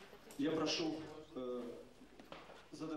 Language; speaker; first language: Russian; native; Russian